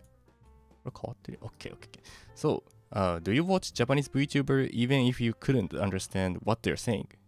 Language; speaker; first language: English; non-native, fluent; Japanese